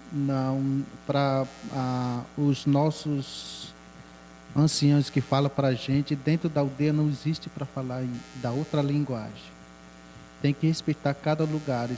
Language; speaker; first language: Portuguese; non-native, local second language; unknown